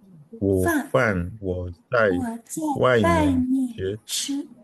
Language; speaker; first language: Chinese; non-native, learner; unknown